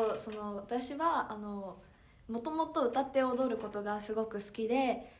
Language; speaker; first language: Japanese; native; Japanese